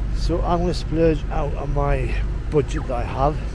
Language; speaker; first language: English; native; English